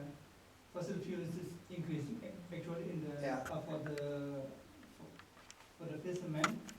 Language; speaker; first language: English; non-native, learner; Indonesian